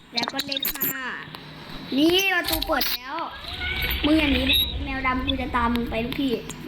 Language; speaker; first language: Thai; native; Thai